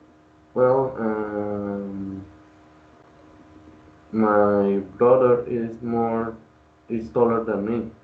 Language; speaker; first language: English; non-native, learner; Spanish